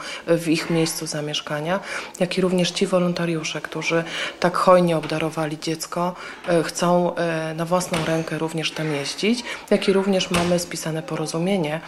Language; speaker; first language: Polish; native; Polish